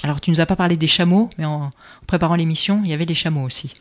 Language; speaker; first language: French; native; French